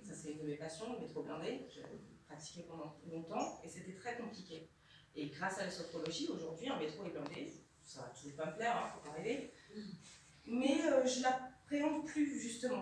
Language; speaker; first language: French; native; French